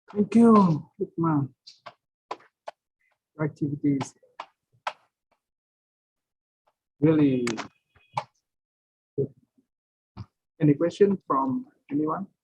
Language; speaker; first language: English; non-native, fluent; Vietnamese